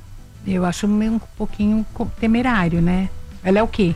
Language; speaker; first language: Portuguese; native; Portuguese